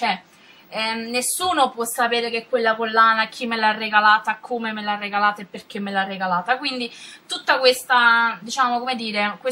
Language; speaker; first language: Italian; native; Italian